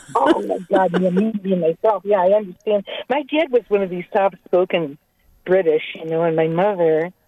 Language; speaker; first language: English; native; English